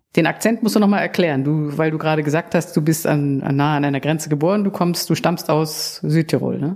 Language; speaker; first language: German; native; German